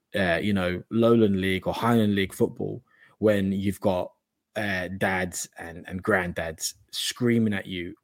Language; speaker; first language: English; native; English